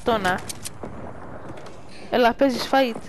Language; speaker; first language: Greek; native; Greek